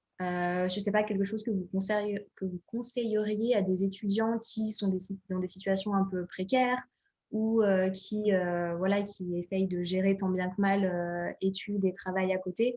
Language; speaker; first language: French; native; French